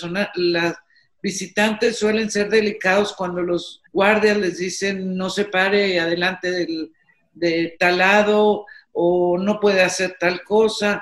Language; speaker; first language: Spanish; native; Spanish